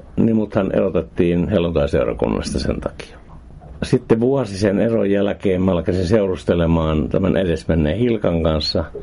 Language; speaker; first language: Finnish; native; Finnish